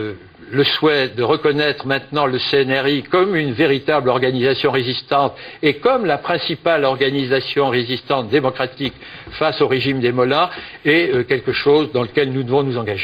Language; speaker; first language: French; native; French